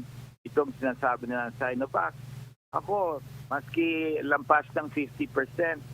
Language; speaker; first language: Filipino; native; Filipino